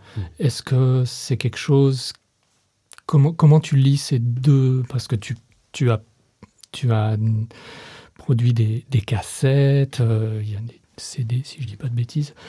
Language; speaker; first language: French; native; French